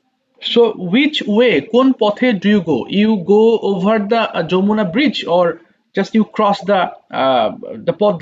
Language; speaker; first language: English; non-native, fluent; Bangla